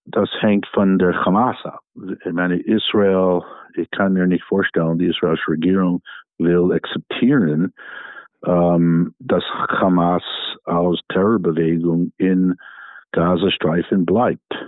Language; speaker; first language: German; non-native, fluent; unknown